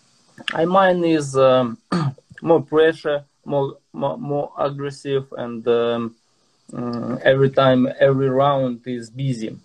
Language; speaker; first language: English; non-native, learner; Russian